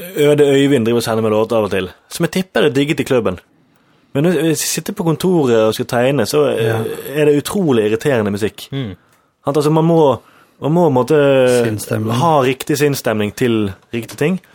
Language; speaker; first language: Norwegian; non-native, fluent; German